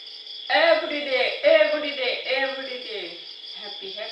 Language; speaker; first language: English; non-native, learner; Thai